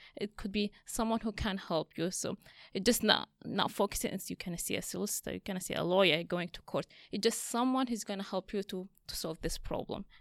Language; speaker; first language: English; non-native, fluent; Arabic